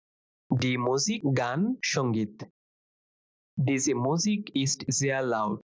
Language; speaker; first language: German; non-native, fluent; Bangla